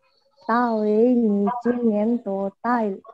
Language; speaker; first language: Chinese; non-native, learner; Indonesian